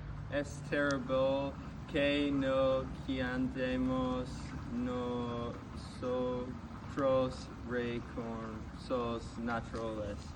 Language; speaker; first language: Spanish; non-native, learner; English